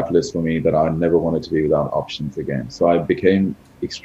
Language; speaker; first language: English; native; English